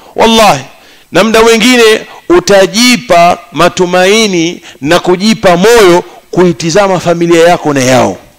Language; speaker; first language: Swahili; native; Swahili